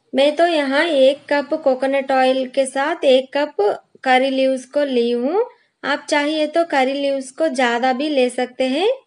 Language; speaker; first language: Hindi; non-native, local second language; Kannada